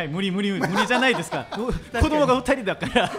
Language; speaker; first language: Japanese; non-native, learner; Korean